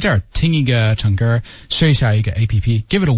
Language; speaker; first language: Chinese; non-native, learner; English